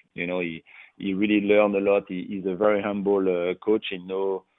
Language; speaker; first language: English; non-native, fluent; French